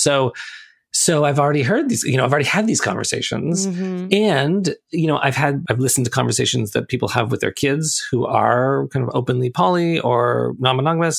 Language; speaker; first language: English; native; English